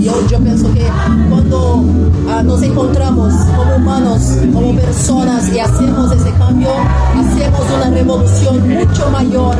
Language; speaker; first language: Spanish; non-native, fluent; Portuguese